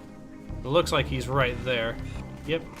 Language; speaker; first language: English; native; English